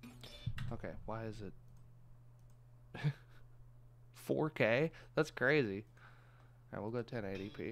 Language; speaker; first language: English; native; English